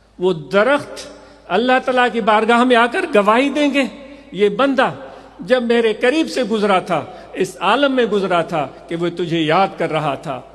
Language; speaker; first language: Urdu; non-native, local second language; Sindhi